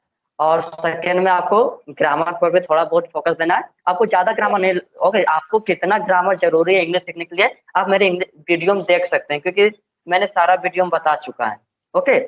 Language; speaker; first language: Hindi; native; Hindi